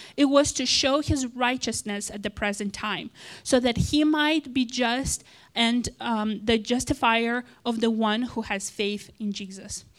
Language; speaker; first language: English; non-native, fluent; Romanian